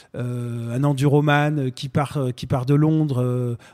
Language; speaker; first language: French; native; French